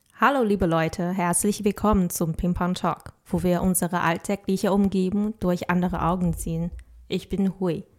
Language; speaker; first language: German; non-native, fluent; Chinese